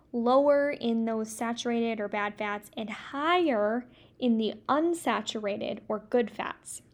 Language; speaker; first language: English; native; English